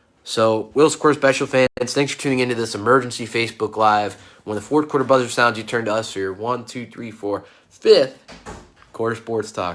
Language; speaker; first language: English; native; English